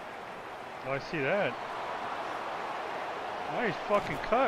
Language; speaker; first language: English; native; English